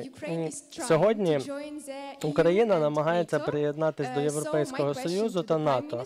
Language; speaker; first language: Ukrainian; native; Ukrainian